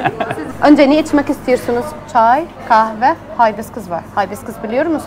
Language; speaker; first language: Turkish; non-native, fluent; Arabic